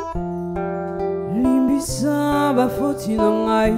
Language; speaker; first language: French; non-native, local second language; Lingala